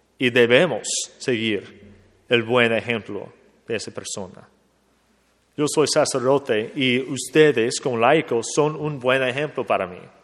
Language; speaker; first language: Spanish; non-native, fluent; English